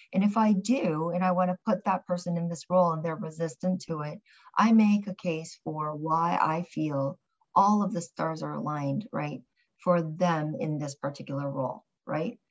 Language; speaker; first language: English; early bilingual, other home language; Korean